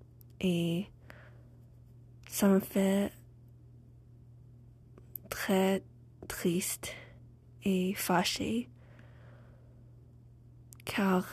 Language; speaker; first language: French; non-native, learner; English